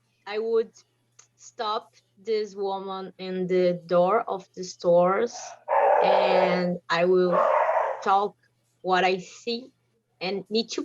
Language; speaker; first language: English; non-native, learner; Portuguese